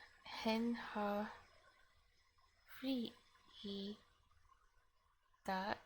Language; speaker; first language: Swedish; non-native, learner; English